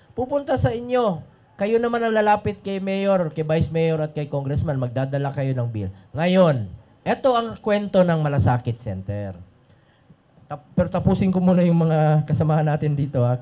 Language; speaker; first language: Filipino; non-native, local second language; Cebuano